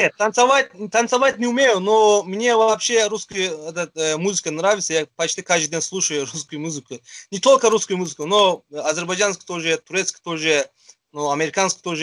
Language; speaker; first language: Russian; non-native, fluent; Azerbaijani